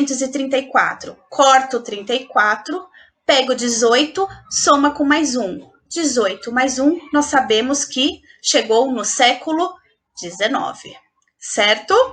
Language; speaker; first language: Portuguese; native; Portuguese